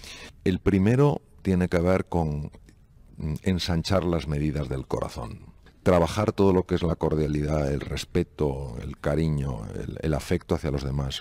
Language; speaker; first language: Spanish; native; Spanish